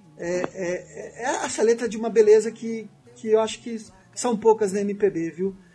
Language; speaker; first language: Portuguese; native; Portuguese